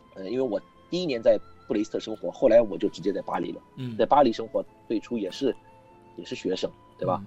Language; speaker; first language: Chinese; native; Chinese